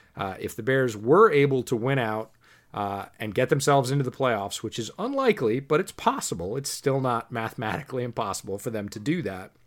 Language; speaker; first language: English; native; English